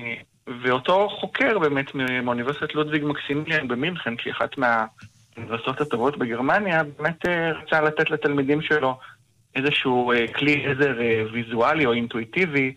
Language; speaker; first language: Hebrew; native; Hebrew